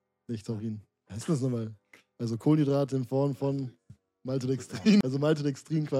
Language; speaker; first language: German; native; German